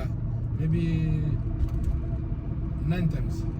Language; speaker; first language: English; non-native, learner; Arabic